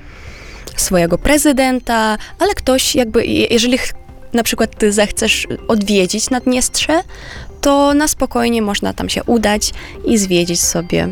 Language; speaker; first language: Polish; non-native, fluent; Romanian